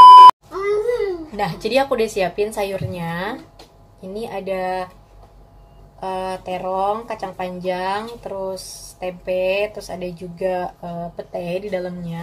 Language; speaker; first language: Indonesian; native; Indonesian